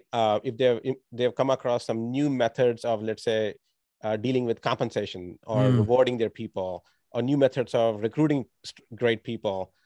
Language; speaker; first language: English; non-native, local second language; Tamil